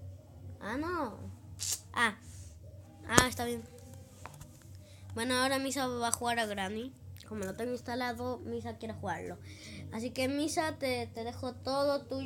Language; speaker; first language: Spanish; native; Spanish